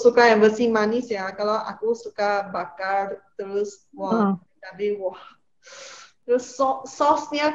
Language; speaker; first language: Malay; non-native, local second language; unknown